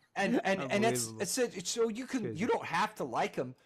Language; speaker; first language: English; native; English